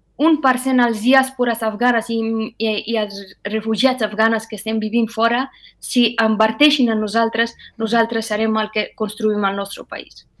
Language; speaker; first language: Catalan; non-native, fluent; Persian